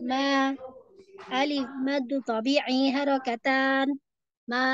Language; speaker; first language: Arabic; non-native, learner; Indonesian